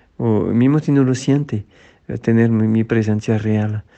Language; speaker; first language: Spanish; non-native, fluent; French